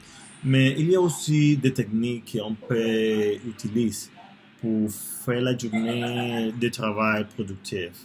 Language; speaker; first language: French; non-native, learner; Spanish